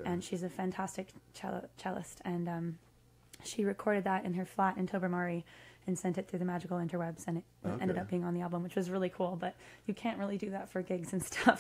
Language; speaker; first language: English; native; English